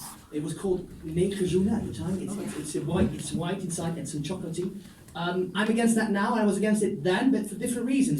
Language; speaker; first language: English; non-native, fluent; Dutch